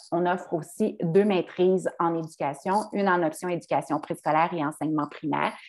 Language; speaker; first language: French; native; French